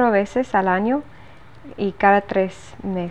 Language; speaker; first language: Spanish; non-native, learner; English